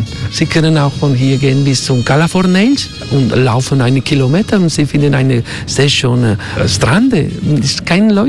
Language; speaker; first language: German; non-native, learner; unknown